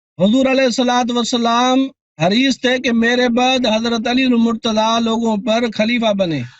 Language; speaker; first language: Urdu; non-native, local second language; Sindhi